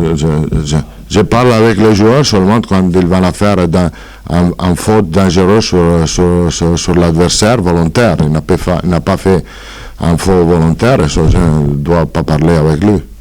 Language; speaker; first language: French; non-native, fluent; Italian